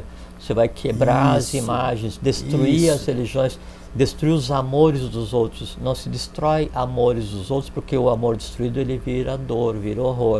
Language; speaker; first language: Portuguese; native; Portuguese